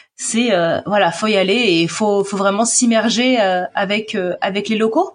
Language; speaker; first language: French; native; French